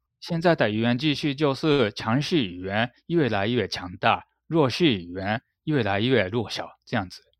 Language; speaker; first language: Chinese; non-native, fluent; Japanese